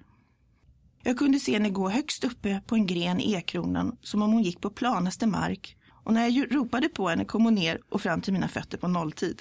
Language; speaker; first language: Swedish; early bilingual, other home language; English